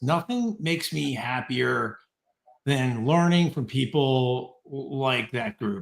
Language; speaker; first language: English; native; English